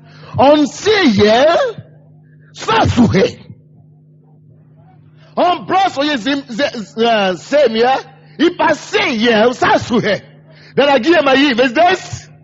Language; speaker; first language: Russian; non-native, fluent; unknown